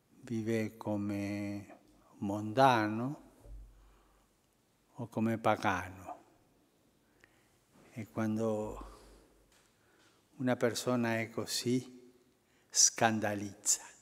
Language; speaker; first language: Italian; non-native, fluent; Spanish